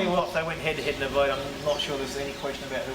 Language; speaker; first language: English; native; English